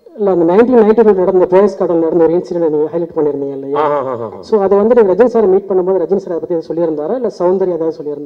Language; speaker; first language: Tamil; native; Tamil